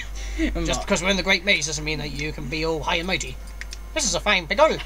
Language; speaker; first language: English; native; English